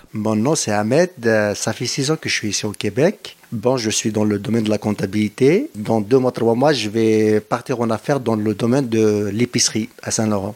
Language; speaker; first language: French; non-native, local second language; Kabyle